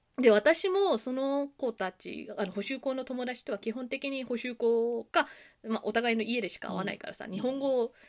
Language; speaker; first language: Japanese; early bilingual, heritage; Japanese